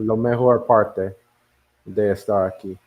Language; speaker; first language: Spanish; non-native, learner; English